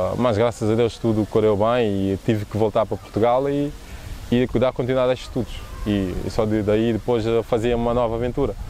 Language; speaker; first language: Portuguese; non-native, local second language; Kabuverdianu